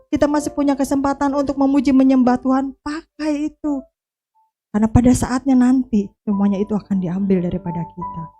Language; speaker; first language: Indonesian; native; Indonesian